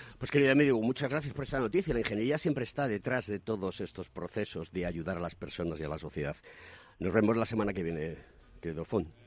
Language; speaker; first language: Spanish; native; Spanish